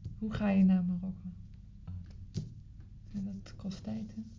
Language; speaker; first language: Dutch; native; Dutch